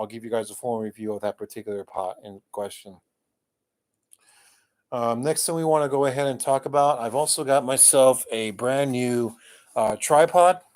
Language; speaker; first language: English; native; English